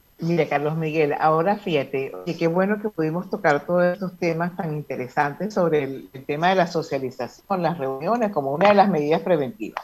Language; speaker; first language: Spanish; native; Spanish